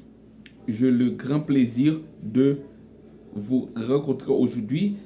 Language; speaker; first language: French; non-native, local second language; Haitian Creole